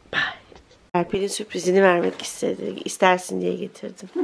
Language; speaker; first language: Turkish; native; Turkish